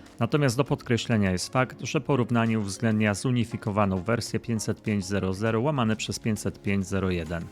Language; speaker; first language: Polish; native; Polish